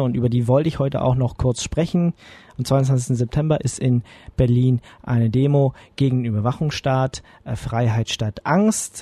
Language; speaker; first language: German; native; German